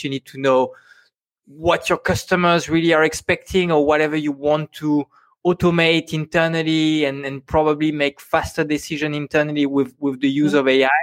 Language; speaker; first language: English; non-native, fluent; French